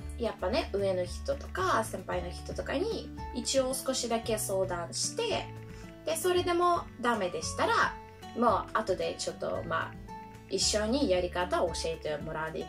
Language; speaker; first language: Japanese; non-native, fluent; Russian